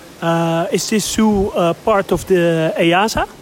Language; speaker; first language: English; non-native, learner; Dutch